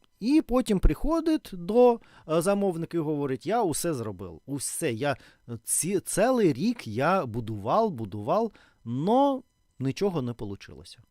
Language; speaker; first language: Ukrainian; non-native, local second language; Russian